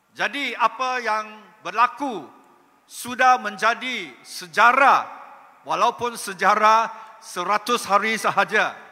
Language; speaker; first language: Malay; non-native, local second language; Chinese